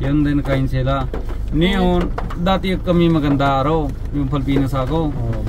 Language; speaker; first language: Filipino; non-native, local second language; Punjabi